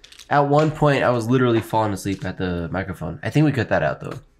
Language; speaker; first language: English; native; English